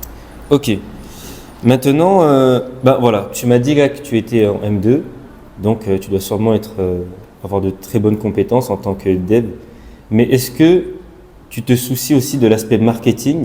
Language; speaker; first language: French; non-native, local second language; Malagasy